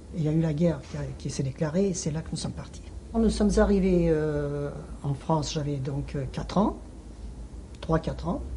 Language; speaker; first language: French; early bilingual, other home language; Hungarian